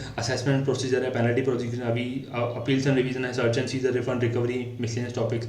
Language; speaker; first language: Hindi; native; Hindi